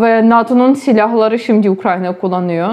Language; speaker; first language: Turkish; non-native, fluent; Ukrainian